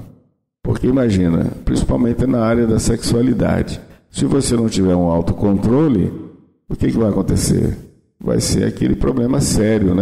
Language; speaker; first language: Portuguese; native; Portuguese